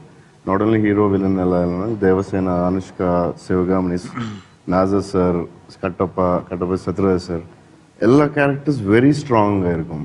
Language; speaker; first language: Tamil; non-native, learner; Telugu